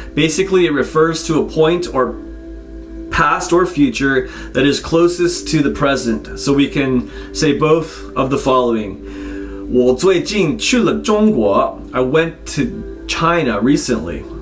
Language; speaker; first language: English; native; English